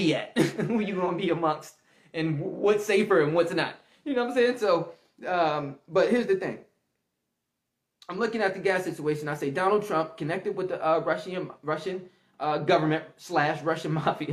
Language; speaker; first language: English; native; English